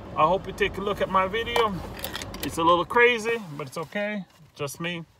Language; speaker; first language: English; native; English